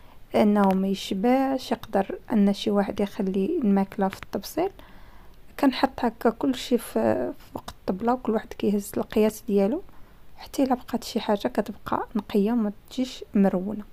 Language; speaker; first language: Arabic; native; Arabic